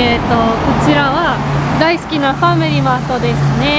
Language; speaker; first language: Japanese; non-native, learner; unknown